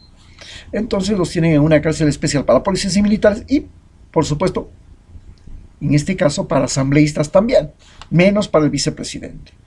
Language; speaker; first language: Spanish; native; Spanish